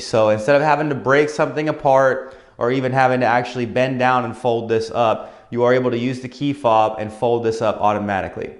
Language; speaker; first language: English; native; English